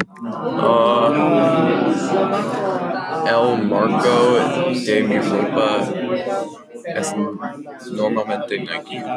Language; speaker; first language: Spanish; non-native, learner; English